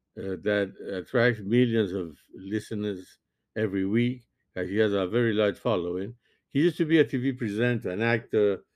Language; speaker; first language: English; non-native, fluent; French